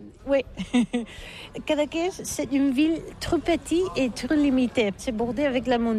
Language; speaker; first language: French; non-native, learner; Catalan